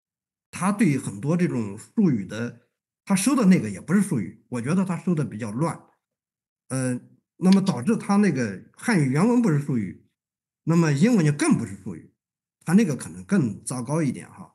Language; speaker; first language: Chinese; native; Chinese